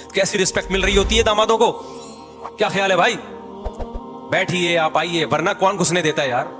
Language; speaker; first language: Urdu; native; Urdu